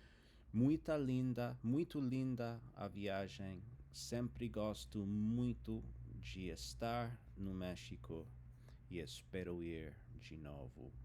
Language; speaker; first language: Portuguese; non-native, fluent; English